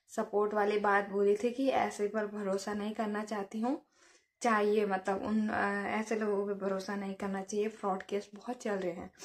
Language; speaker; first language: Hindi; native; Hindi